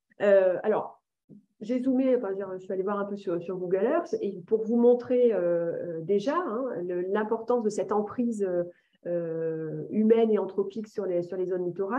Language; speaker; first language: French; native; French